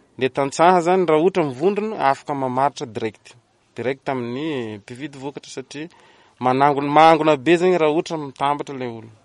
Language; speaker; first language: Malagasy; native; Malagasy